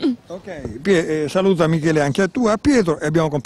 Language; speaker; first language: Italian; native; Italian